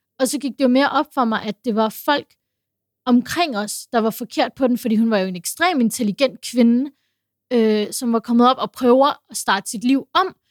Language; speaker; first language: Danish; early bilingual, other home language; Urdu